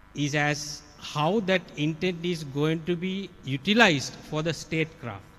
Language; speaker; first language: English; non-native, local second language; Sinhala